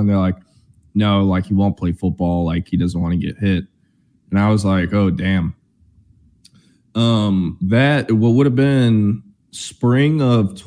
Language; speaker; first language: English; native; English